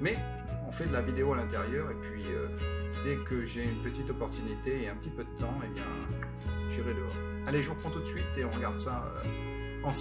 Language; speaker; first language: French; native; French